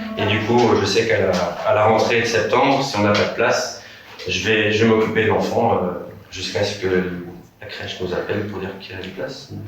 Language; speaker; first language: French; native; French